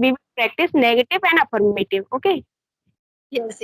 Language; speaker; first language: English; non-native, learner; Hindi